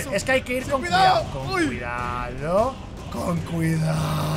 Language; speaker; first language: Spanish; native; Spanish